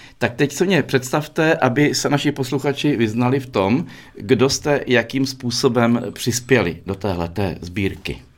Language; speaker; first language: Czech; native; Czech